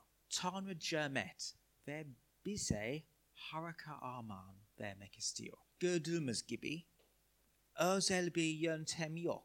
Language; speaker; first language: Turkish; non-native, fluent; English